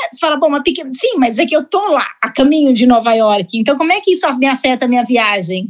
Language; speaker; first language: Portuguese; early bilingual, heritage; Portuguese